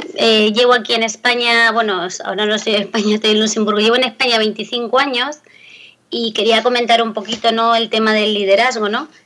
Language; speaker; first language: Spanish; native; Spanish